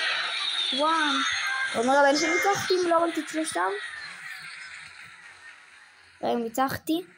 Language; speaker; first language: Hebrew; native; Hebrew